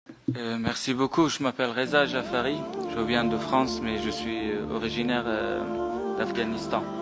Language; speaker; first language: French; non-native, fluent; Persian